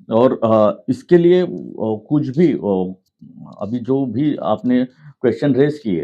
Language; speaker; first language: Hindi; non-native, local second language; Marathi